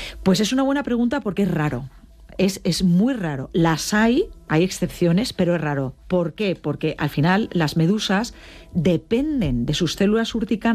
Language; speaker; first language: Spanish; native; Spanish